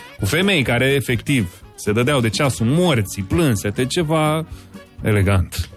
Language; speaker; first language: Romanian; native; Romanian